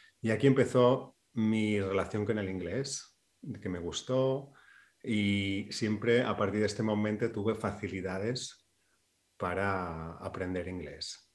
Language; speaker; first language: Spanish; non-native, local second language; Catalan